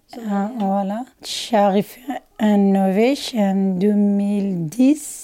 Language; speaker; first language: French; non-native, learner; Somali